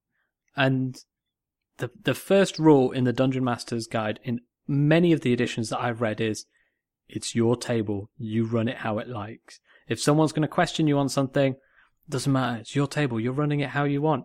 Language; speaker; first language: English; native; English